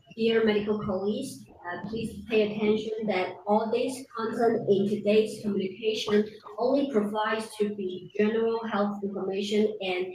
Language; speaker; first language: English; non-native, fluent; Chinese